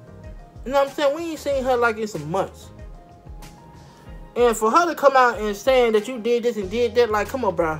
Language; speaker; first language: English; native; English